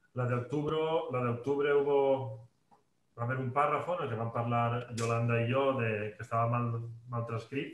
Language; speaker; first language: Spanish; non-native, local second language; Catalan